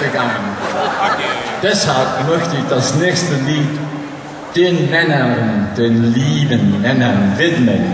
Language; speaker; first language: German; non-native, learner; English